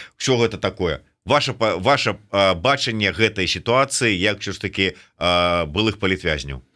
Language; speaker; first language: Belarusian; native; Belarusian